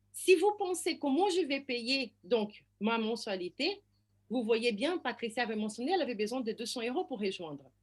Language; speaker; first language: French; non-native, fluent; Portuguese